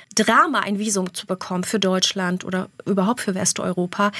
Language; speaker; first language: German; early bilingual, other home language; Albanian